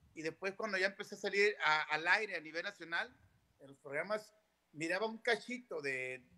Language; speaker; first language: Spanish; native; Spanish